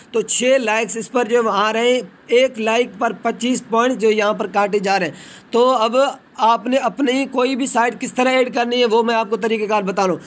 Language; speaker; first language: Hindi; non-native, local second language; Punjabi